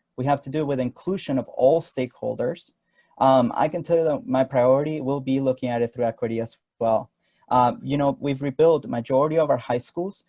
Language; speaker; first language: English; non-native, fluent; Spanish